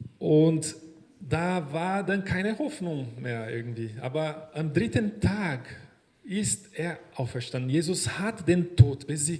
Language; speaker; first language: German; non-native, fluent; Portuguese